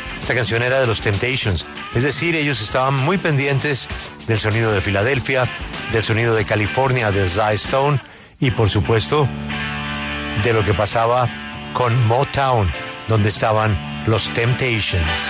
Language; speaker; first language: Spanish; native; Spanish